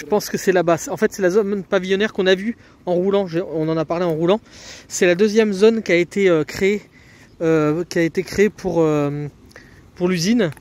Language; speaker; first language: French; native; French